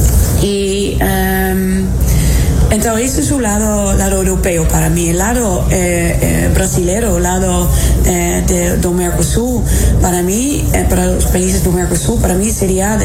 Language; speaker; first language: Portuguese; non-native, fluent; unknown